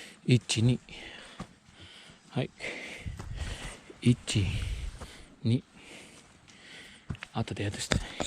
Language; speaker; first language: Japanese; non-native, learner; Filipino